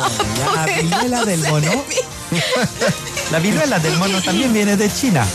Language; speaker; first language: Spanish; native; Spanish